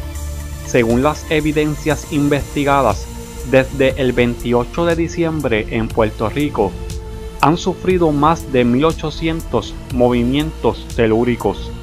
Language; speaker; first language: Spanish; native; Spanish